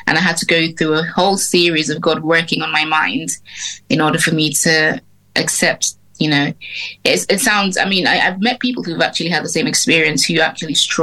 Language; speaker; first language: English; native; English